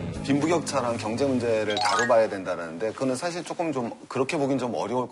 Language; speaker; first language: Korean; native; Korean